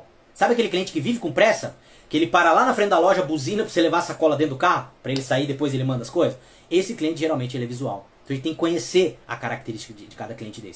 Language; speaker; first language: Portuguese; native; Portuguese